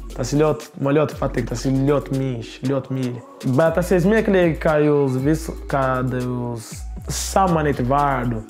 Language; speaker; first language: Latvian; non-native, learner; Portuguese